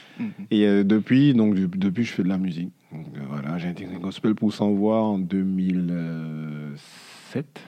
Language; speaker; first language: French; native; French